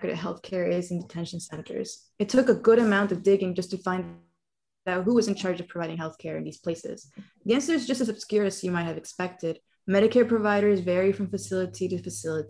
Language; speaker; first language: English; non-native, fluent; Spanish